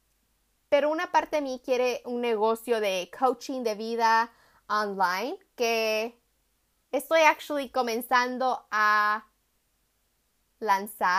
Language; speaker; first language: Spanish; early bilingual, heritage; Spanish